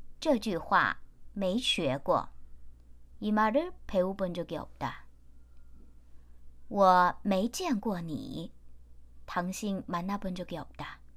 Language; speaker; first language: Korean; non-native, fluent; Chinese